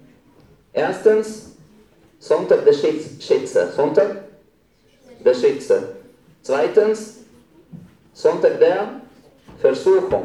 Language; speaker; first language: German; non-native, fluent; Arabic